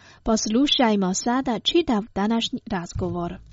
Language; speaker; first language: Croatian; non-native, fluent; Chinese